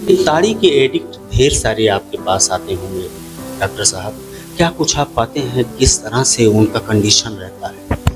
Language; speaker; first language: Hindi; native; Hindi